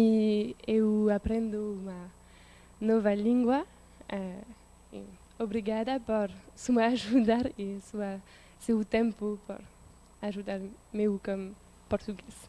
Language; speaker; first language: Portuguese; non-native, learner; French